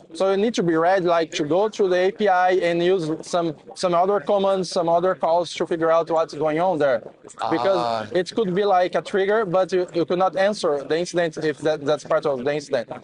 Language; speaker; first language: English; non-native, fluent; Portuguese